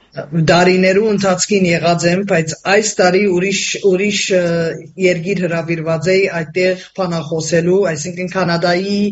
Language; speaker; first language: Armenian; early bilingual, heritage; Armenian